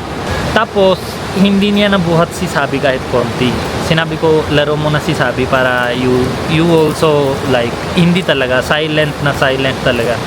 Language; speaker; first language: Filipino; non-native, learner; Punjabi